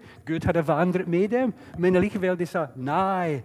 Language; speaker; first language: Norwegian; non-native, fluent; English